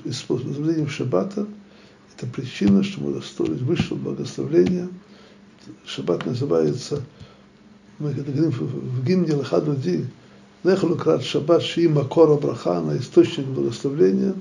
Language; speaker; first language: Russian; native; Russian